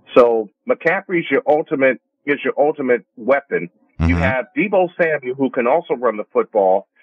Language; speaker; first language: English; native; English